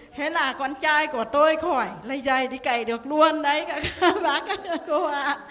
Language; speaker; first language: Vietnamese; native; Vietnamese